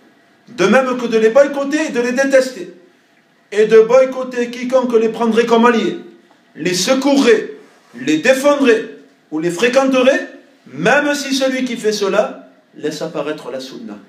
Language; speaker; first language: French; native; French